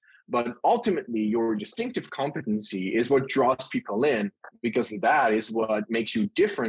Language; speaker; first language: English; non-native, fluent; Dutch